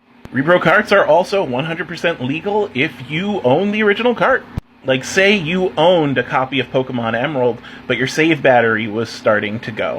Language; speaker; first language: English; native; English